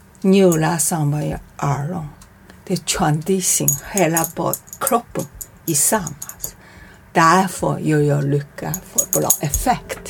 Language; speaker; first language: Swedish; non-native, learner; Chinese